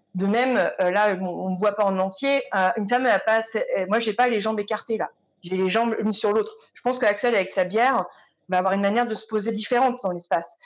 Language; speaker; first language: French; native; French